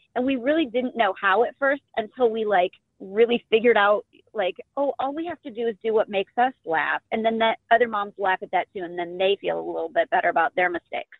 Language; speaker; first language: English; native; English